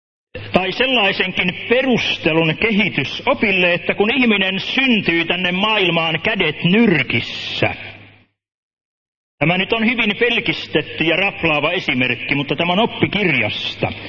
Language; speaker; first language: Finnish; native; Finnish